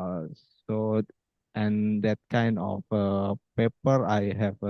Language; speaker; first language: English; non-native, fluent; Indonesian